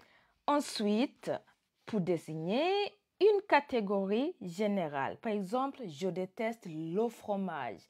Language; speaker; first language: French; non-native, fluent; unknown